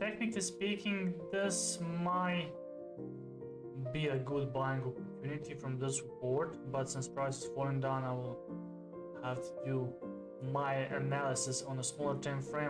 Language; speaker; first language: English; non-native, fluent; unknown